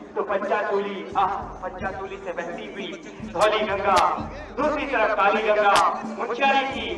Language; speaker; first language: Hindi; native; Hindi